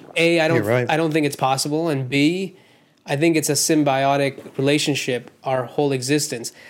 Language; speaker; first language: English; non-native, local second language; Hindi